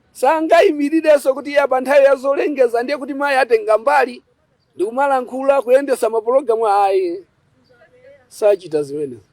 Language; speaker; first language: Nyanja; native; Nyanja